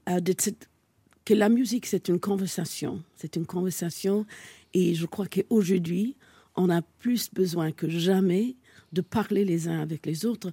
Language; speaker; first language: French; non-native, fluent; English